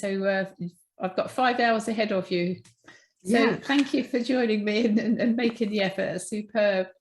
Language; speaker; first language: English; native; English